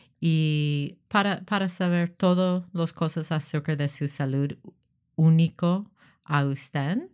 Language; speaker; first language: Spanish; non-native, learner; English